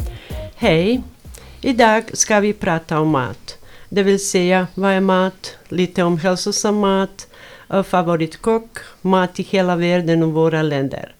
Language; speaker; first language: Swedish; non-native, fluent; Bosnian